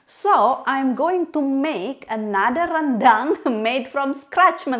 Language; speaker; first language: English; non-native, fluent; Indonesian